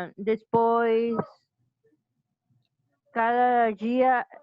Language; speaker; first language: Portuguese; non-native, learner; Spanish